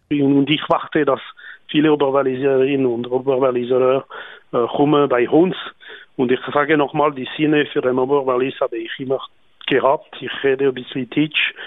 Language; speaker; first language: German; non-native, local second language; French